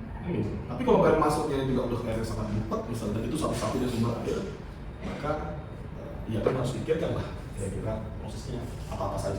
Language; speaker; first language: Indonesian; native; Indonesian